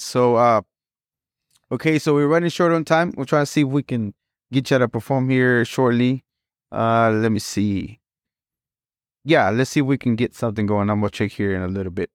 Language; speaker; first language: English; early bilingual, other home language; Spanish